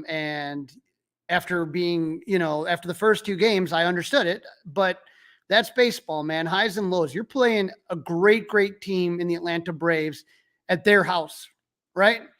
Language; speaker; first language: English; native; English